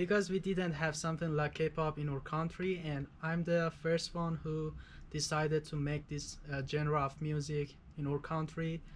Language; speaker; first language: English; non-native, fluent; Persian